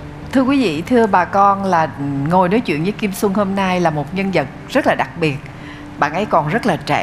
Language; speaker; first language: Vietnamese; native; Vietnamese